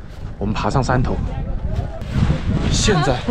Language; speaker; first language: Chinese; native; Chinese